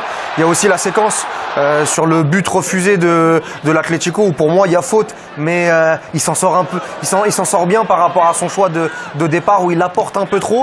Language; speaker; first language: French; native; French